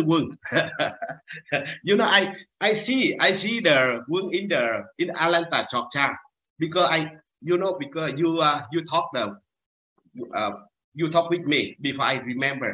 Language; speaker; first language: English; non-native, learner; Vietnamese